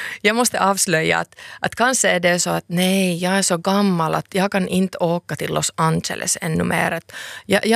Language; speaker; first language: Swedish; non-native, local second language; Finnish